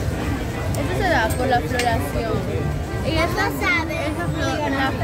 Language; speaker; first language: Spanish; native; Spanish